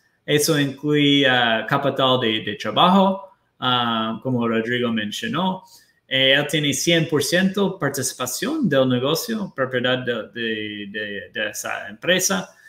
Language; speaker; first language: Spanish; non-native, fluent; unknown